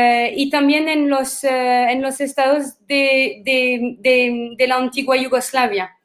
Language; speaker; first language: Spanish; non-native, fluent; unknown